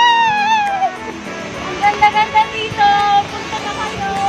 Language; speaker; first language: Filipino; non-native, local second language; Cebuano